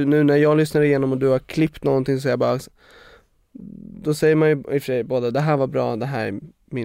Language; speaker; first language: Swedish; native; Swedish